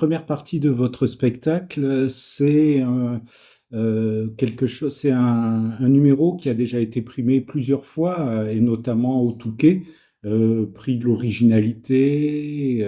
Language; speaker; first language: French; native; French